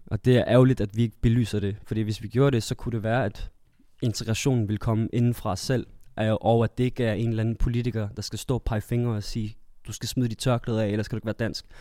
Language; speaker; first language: Danish; early bilingual, other home language; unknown